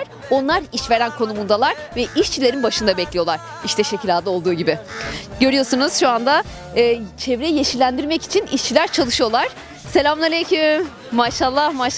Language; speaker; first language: Turkish; native; Turkish